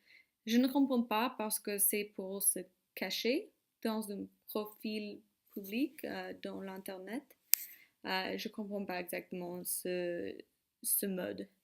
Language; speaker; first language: French; non-native, learner; English